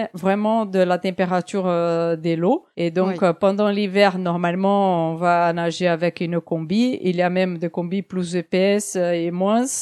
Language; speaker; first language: French; non-native, fluent; Portuguese